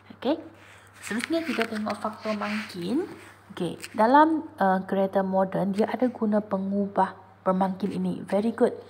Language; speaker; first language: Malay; non-native, local second language; Chinese